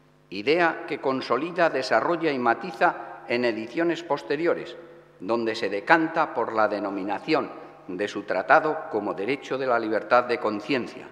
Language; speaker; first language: Spanish; native; Spanish